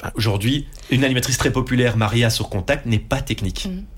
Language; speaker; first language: French; non-native, fluent; Dutch